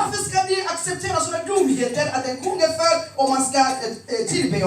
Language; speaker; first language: Swedish; non-native, fluent; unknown